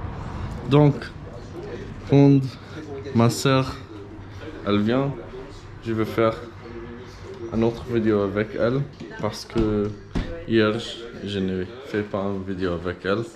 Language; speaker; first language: French; non-native, learner; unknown